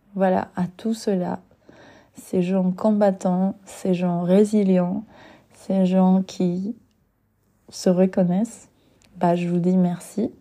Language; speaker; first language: French; non-native, fluent; Spanish